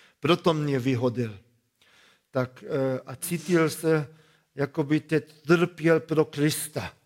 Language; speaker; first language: Czech; non-native, fluent; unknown